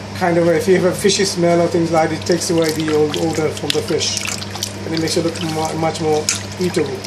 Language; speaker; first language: English; non-native, local second language; Sylheti